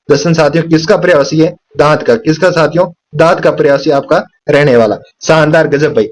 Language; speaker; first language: Hindi; native; Hindi